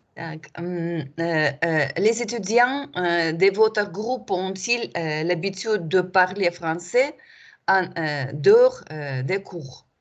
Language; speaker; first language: French; non-native, learner; Russian